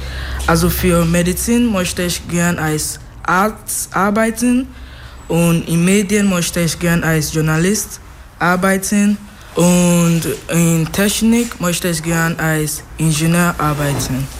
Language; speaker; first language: German; non-native, fluent; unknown